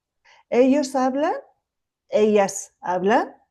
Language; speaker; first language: Spanish; non-native, fluent; Mongolian